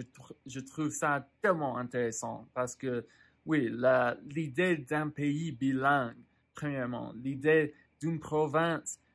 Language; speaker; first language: French; non-native, fluent; English